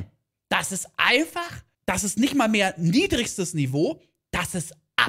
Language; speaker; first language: German; native; German